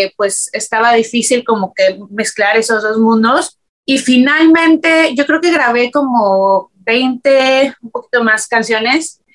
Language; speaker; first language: Spanish; native; Spanish